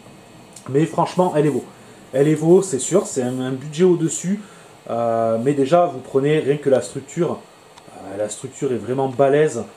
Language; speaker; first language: French; native; French